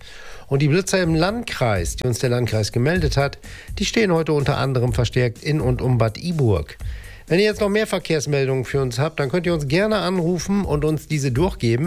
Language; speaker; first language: German; native; German